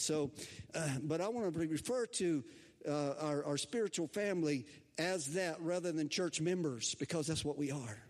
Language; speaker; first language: English; native; English